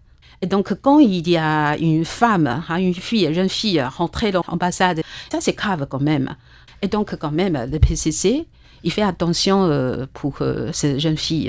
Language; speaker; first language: French; non-native, learner; Chinese